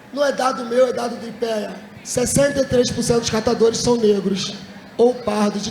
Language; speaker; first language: Portuguese; native; Portuguese